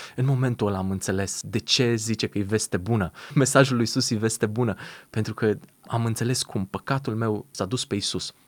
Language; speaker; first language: Romanian; native; Romanian